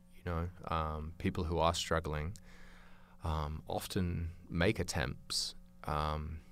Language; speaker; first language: English; native; English